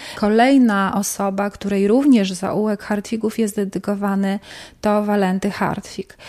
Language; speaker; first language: Polish; native; Polish